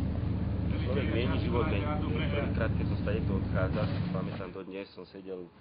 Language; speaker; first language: Slovak; native; Slovak